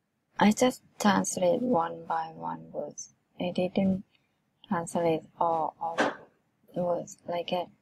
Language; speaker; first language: English; non-native, learner; Thai